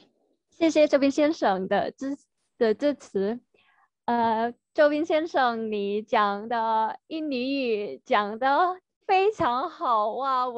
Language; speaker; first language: Chinese; non-native, fluent; Indonesian